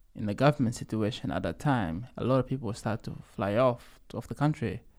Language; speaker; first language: English; early bilingual, other home language; Lingala